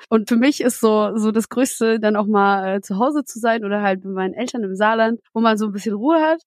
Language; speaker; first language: German; early bilingual, other home language; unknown